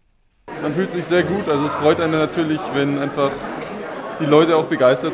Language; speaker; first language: German; native; German